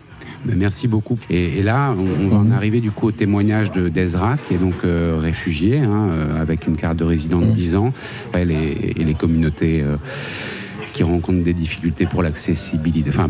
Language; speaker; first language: French; native; French